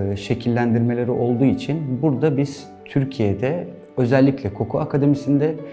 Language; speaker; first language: Turkish; non-native, fluent; Arabic